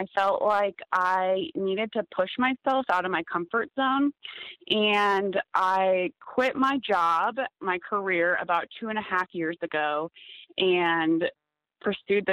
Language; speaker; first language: English; native; English